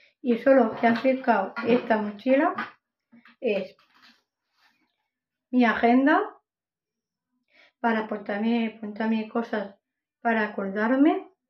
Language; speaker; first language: Spanish; non-native, local second language; Catalan